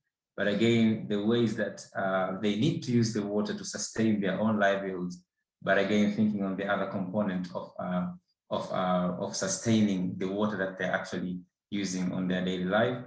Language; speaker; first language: English; non-native, local second language; Swahili